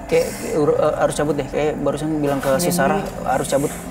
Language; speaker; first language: Indonesian; native; Indonesian